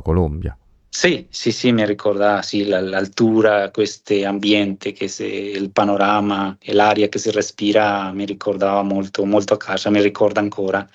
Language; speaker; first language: Italian; non-native, fluent; Spanish